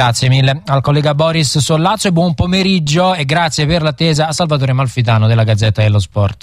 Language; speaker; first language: Italian; native; Italian